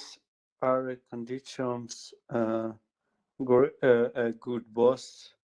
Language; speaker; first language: English; non-native, learner; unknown